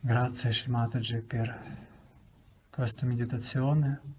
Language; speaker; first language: Italian; non-native, learner; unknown